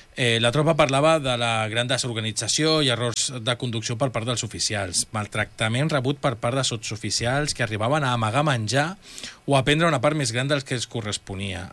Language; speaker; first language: Catalan; native; Catalan